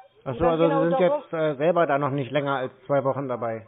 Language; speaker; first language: German; native; German